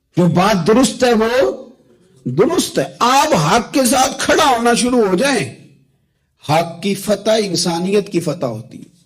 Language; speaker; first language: Urdu; non-native, local second language; Punjabi